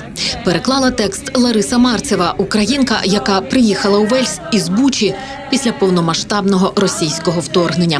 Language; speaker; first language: Ukrainian; native; Ukrainian